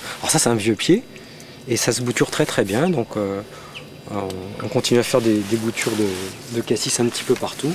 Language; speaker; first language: French; native; French